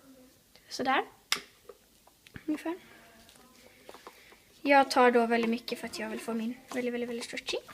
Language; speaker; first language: Swedish; native; Swedish